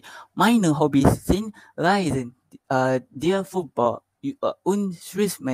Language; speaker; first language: German; non-native, learner; Malay